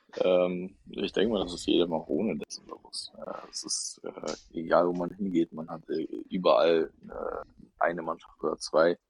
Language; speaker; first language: German; early bilingual, other home language; Russian